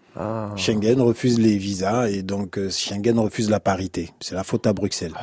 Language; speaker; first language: French; non-native, local second language; Hausa